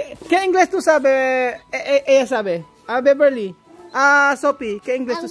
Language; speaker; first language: Spanish; non-native, learner; Filipino